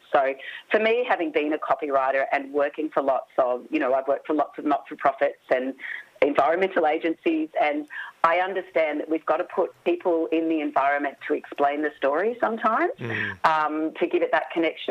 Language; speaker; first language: English; native; English